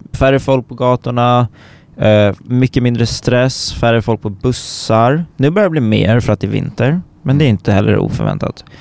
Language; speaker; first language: Swedish; native; Swedish